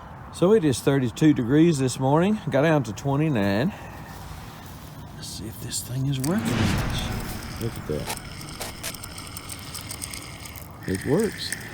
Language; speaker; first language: English; native; English